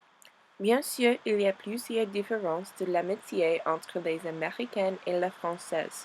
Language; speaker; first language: French; non-native, learner; English